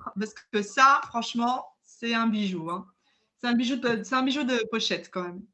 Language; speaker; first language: French; early bilingual, other home language; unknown